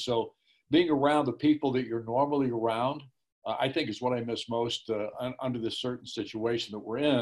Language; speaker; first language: English; native; English